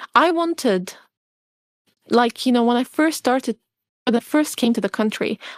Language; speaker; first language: English; non-native, fluent; Arabic